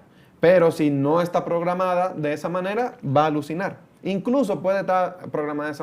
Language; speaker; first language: Spanish; native; Spanish